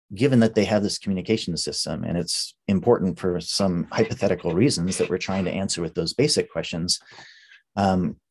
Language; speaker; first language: English; native; English